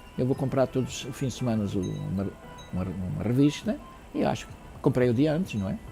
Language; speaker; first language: Portuguese; early bilingual, other home language; Italian